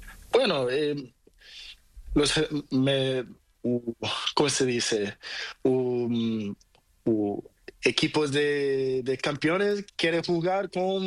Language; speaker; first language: Spanish; non-native, learner; Portuguese